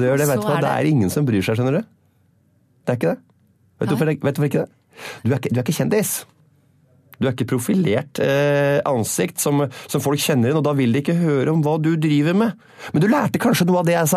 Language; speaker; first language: Norwegian; native; Norwegian